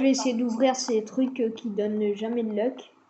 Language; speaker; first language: French; native; French